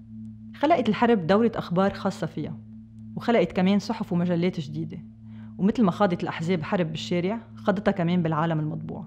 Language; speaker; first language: Arabic; native; Arabic